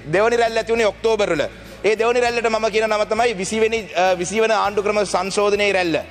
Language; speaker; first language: Sinhala; non-native, local second language; Tamil